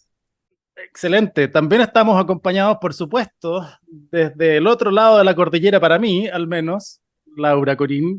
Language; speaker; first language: Spanish; native; Spanish